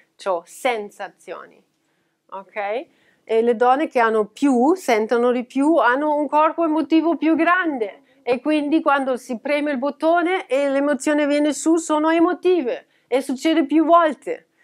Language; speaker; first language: Italian; non-native, fluent; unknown